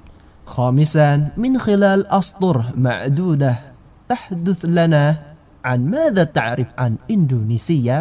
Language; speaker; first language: Arabic; non-native, fluent; Indonesian